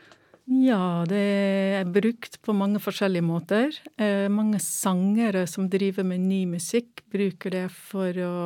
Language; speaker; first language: Norwegian; non-native, fluent; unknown